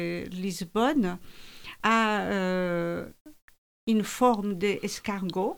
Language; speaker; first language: French; non-native, fluent; Portuguese